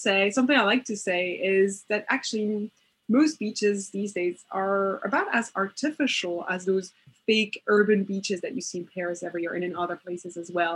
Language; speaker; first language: English; non-native, fluent; French